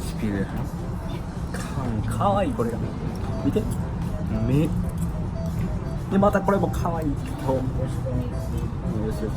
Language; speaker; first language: Japanese; native; Japanese